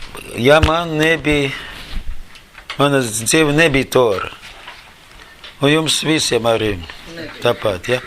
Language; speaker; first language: Latvian; non-native, learner; Russian